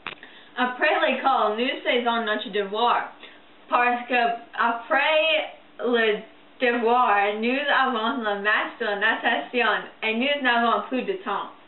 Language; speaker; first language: French; non-native, learner; English